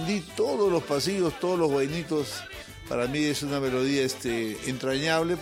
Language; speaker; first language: Spanish; native; Spanish